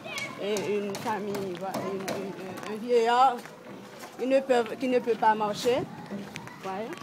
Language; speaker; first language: French; non-native, local second language; Haitian Creole